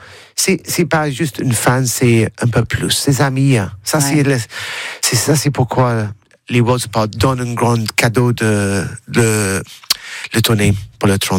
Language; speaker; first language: French; non-native, learner; English